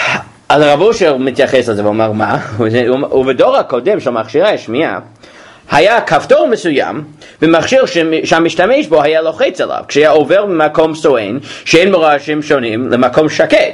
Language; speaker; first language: Hebrew; non-native, fluent; English